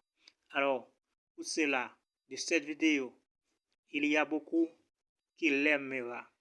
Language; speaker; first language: French; non-native, local second language; Haitian Creole